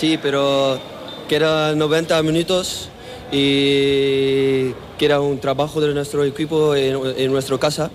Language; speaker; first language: Spanish; non-native, learner; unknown